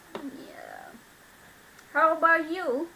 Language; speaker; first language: English; non-native, learner; Vietnamese